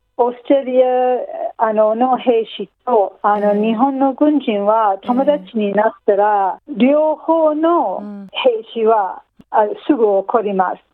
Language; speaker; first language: Japanese; non-native, learner; English